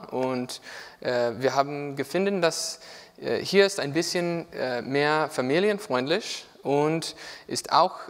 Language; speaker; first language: German; non-native, learner; English